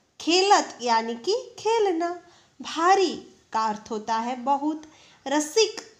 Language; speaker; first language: Hindi; non-native, local second language; Gujarati